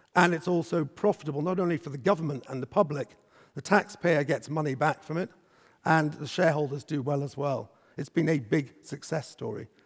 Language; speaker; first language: English; native; English